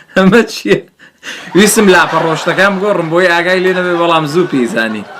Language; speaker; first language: Central Kurdish; early bilingual, heritage; Central Kurdish